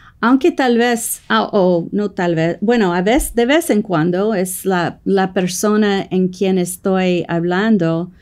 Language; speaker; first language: Spanish; non-native, fluent; English